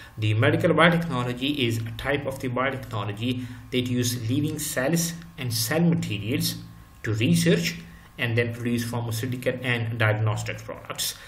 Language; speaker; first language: English; non-native, local second language; Urdu